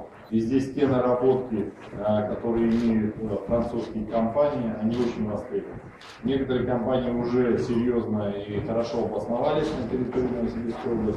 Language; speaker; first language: Russian; native; Russian